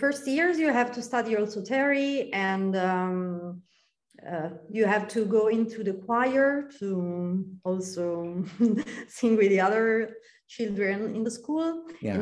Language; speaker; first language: English; non-native, fluent; Italian